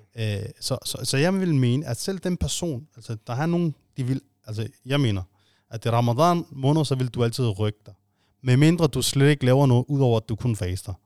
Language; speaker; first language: Danish; non-native, fluent; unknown